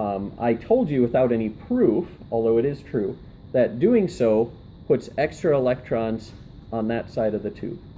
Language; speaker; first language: English; native; English